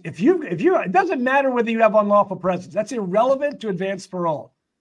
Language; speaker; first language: English; native; English